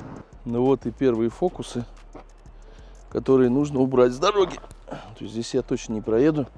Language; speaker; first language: Russian; native; Russian